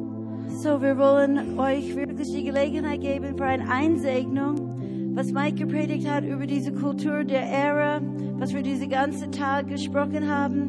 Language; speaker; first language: German; non-native, fluent; English